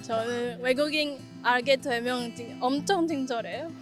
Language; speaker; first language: Korean; non-native, learner; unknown